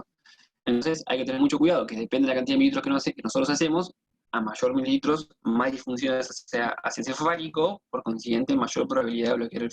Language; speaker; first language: Spanish; native; Spanish